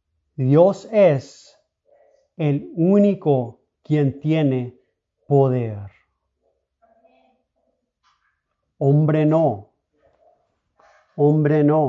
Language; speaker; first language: Spanish; early bilingual, heritage; Spanish